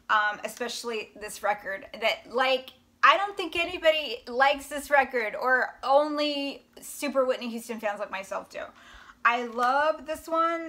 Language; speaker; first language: English; native; English